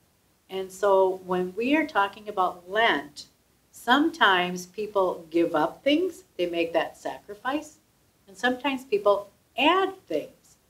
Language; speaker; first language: English; native; English